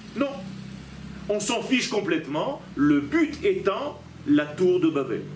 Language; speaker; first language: French; non-native, fluent; Hebrew